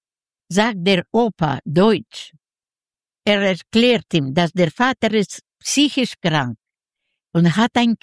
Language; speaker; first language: German; non-native, learner; Ukrainian